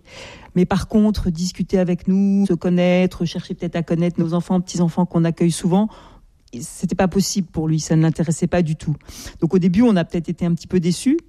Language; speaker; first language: French; native; French